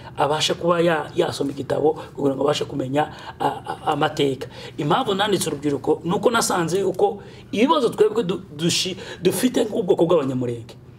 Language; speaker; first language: Kinyarwanda; early bilingual, heritage; Kinyarwanda